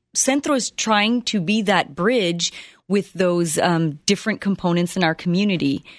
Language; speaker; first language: English; early bilingual, other home language; Spanish